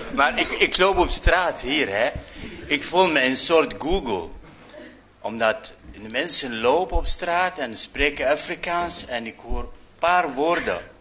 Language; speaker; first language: Dutch; non-native, fluent; Arabic